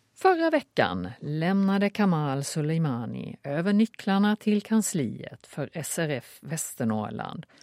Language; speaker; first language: Swedish; native; Swedish